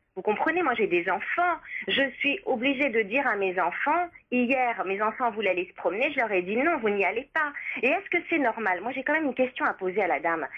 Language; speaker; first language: French; native; French